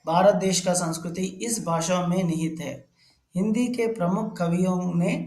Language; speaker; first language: Hindi; non-native, local second language; Telugu